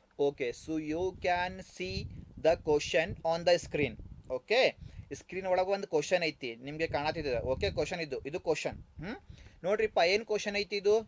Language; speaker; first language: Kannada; non-native, local second language; Urdu